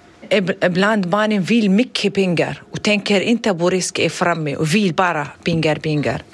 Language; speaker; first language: Swedish; non-native, learner; Arabic